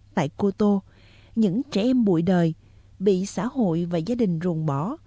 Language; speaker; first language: Vietnamese; native; Vietnamese